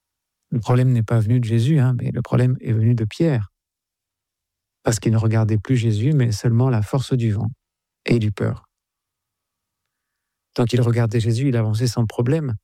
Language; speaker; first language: French; native; French